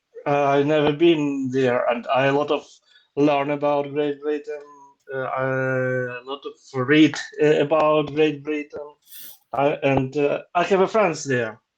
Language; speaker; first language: English; non-native, learner; Ukrainian